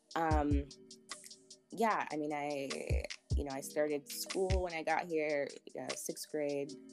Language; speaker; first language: English; early bilingual, other home language; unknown